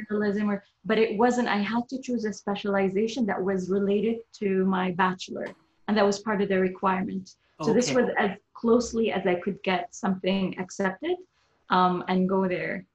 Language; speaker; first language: English; non-native, fluent; Arabic